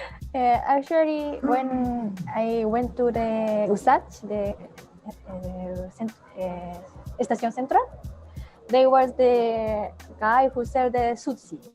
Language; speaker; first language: English; non-native, fluent; Japanese